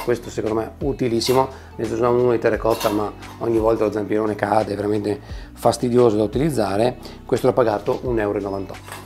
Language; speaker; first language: Italian; native; Italian